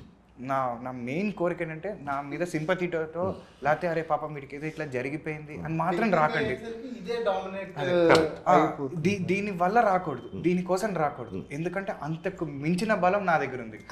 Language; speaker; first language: Telugu; native; Telugu